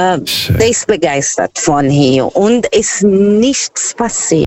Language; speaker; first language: German; non-native, fluent; Portuguese